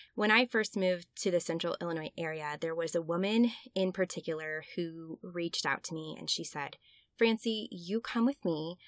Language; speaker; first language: English; native; English